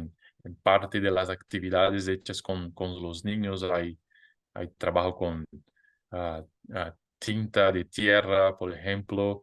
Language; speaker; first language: Spanish; non-native, fluent; Portuguese